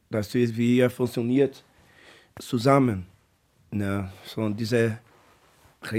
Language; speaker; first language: German; non-native, learner; Portuguese